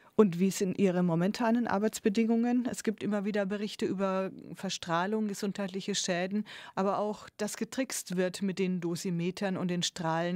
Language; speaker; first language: German; native; German